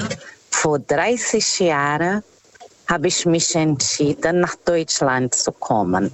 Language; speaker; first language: German; non-native, learner; Portuguese